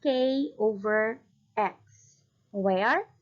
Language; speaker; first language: English; non-native, local second language; Filipino